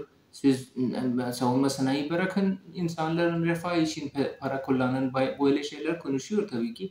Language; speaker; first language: Turkish; non-native, fluent; Urdu